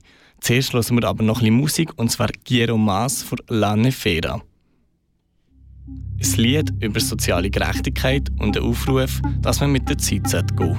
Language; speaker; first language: German; native; German